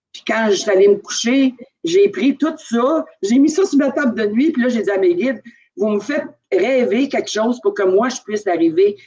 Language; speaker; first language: French; native; French